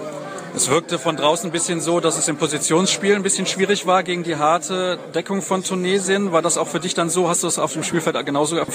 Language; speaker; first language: German; native; German